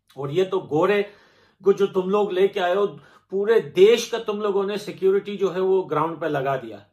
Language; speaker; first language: Hindi; native; Hindi